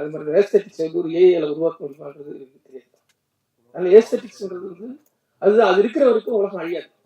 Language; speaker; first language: Tamil; native; Tamil